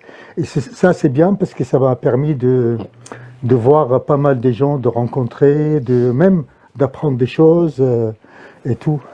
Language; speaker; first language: French; non-native, fluent; Arabic